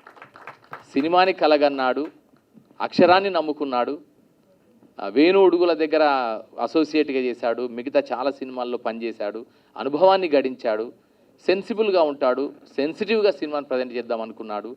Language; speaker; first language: Telugu; native; Telugu